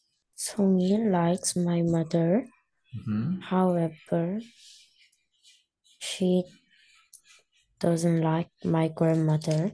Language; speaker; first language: English; non-native, learner; Korean